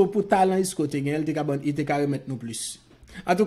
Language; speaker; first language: French; non-native, local second language; Haitian Creole